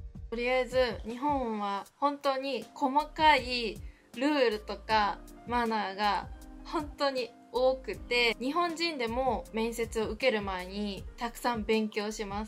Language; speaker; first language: Japanese; native; Japanese